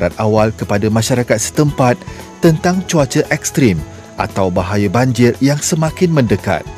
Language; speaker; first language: Malay; native; Malay